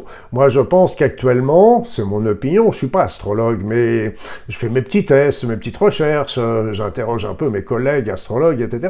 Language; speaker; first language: French; native; French